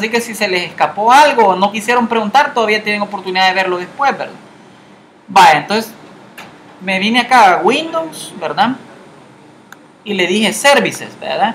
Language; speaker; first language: Spanish; native; Spanish